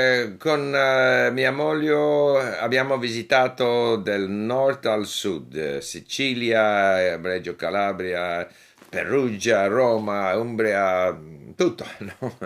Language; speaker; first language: Italian; non-native, fluent; English